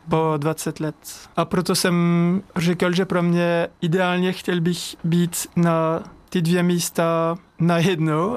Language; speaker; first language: Czech; non-native, fluent; French